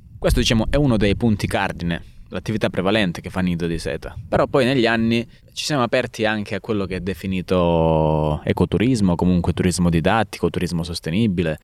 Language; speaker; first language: Italian; native; Italian